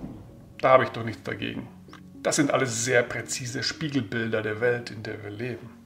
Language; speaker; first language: German; native; German